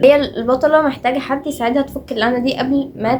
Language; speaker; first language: Arabic; native; Arabic